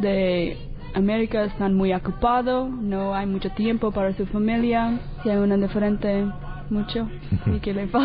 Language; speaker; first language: Spanish; non-native, learner; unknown